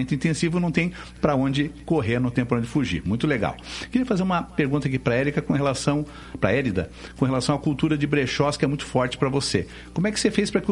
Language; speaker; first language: Portuguese; native; Portuguese